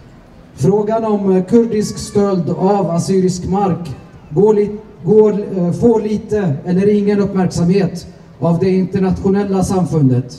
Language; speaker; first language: Swedish; early bilingual, other home language; Assyrian Neo-Aramaic